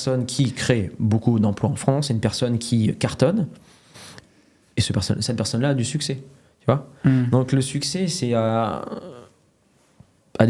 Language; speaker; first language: French; native; French